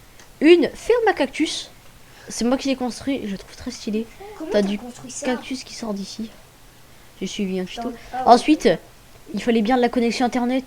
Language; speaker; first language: French; native; French